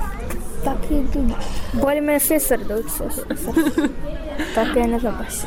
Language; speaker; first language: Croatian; non-native, learner; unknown